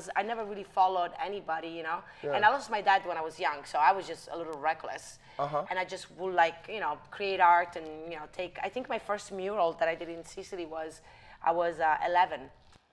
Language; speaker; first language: English; non-native, fluent; Italian